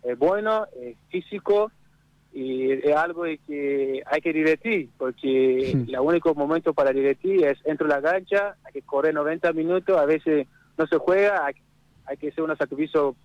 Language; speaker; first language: Spanish; non-native, fluent; English